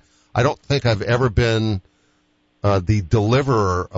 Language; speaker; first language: English; native; English